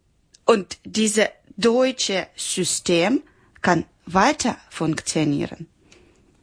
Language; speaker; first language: German; non-native, learner; Ukrainian